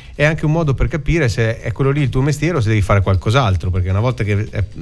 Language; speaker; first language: Italian; native; Italian